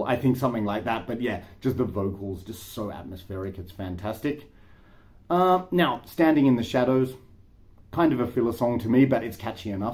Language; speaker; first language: English; native; English